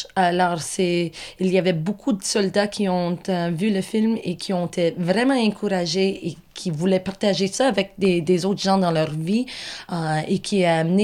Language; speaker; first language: French; non-native, local second language; English